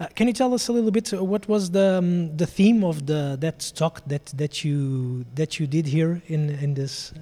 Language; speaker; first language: English; non-native, fluent; Portuguese